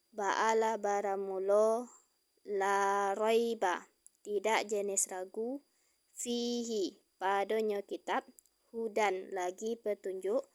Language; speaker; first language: Malay; non-native, local second language; Minangkabau